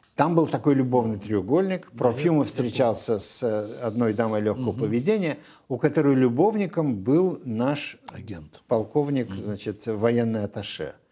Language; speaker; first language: Russian; native; Russian